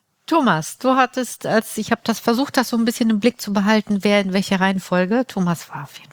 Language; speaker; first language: German; native; German